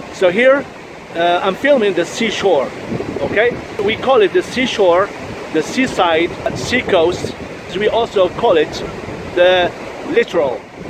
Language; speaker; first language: English; non-native, fluent; Arabic